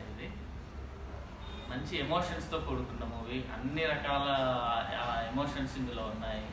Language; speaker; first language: Telugu; native; Telugu